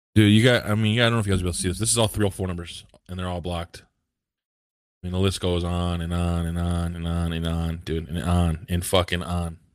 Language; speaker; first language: English; early bilingual, other home language; Japanese